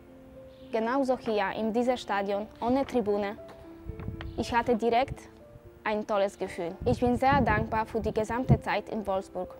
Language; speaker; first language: German; non-native, fluent; Polish